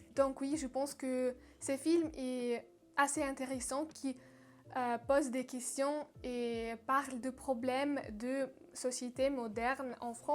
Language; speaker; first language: French; non-native, learner; Russian